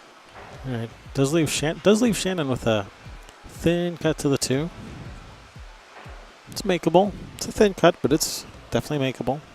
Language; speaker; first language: English; native; English